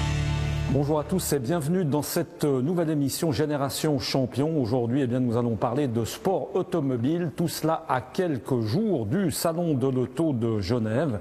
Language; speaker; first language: French; native; French